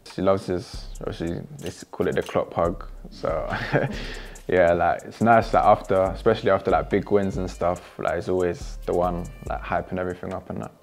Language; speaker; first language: English; native; English